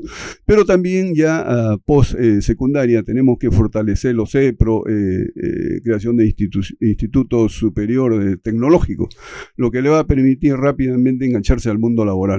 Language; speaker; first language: Spanish; native; Spanish